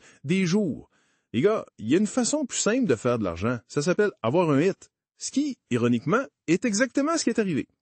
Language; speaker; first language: French; native; French